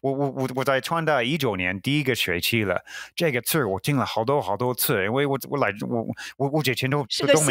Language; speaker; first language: Chinese; non-native, fluent; English